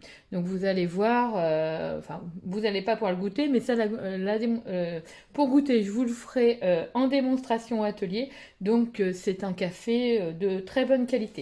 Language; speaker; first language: French; native; French